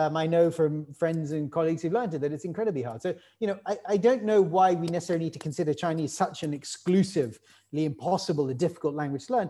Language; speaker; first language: English; native; English